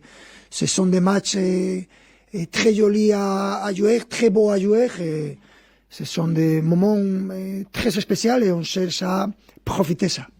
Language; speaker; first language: French; non-native, fluent; Spanish